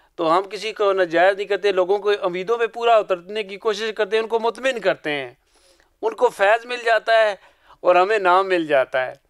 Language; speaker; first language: Urdu; non-native, local second language; Punjabi